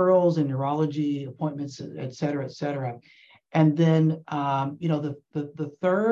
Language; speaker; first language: English; native; English